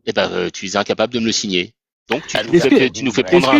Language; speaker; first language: French; native; French